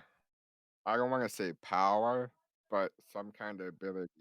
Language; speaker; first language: English; native; English